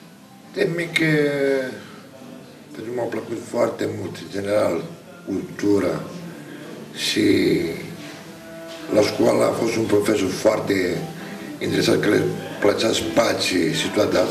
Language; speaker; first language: Romanian; non-native, learner; Greek